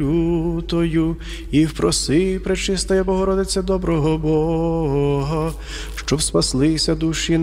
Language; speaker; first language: Ukrainian; native; Ukrainian